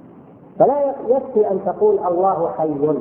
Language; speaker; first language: Arabic; native; Arabic